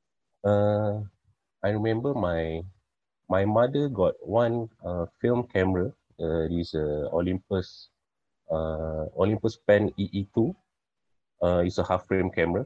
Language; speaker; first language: English; non-native, local second language; Malay